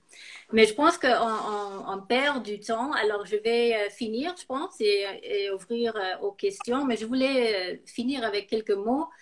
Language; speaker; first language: French; non-native, fluent; English